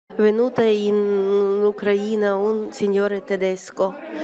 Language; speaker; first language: Italian; non-native, learner; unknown